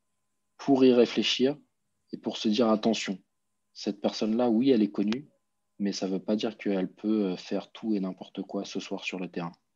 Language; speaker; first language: French; native; French